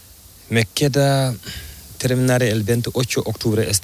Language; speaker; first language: Spanish; non-native, learner; Fula